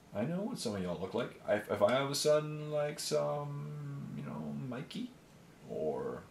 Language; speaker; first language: English; native; English